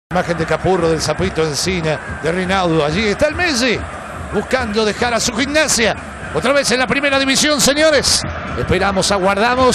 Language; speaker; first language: Spanish; native; Spanish